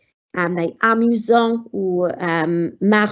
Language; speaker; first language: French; non-native, fluent; Welsh